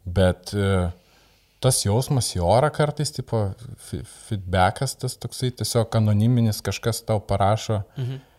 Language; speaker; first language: Lithuanian; native; Lithuanian